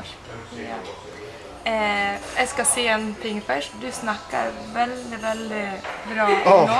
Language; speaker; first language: Norwegian; early bilingual, heritage; Spanish